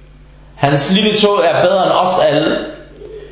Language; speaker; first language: Danish; non-native, fluent; Arabic